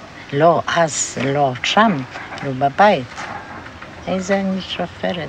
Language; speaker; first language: Hebrew; non-native, fluent; Polish